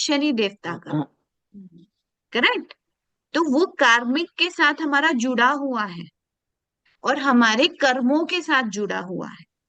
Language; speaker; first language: Hindi; native; Hindi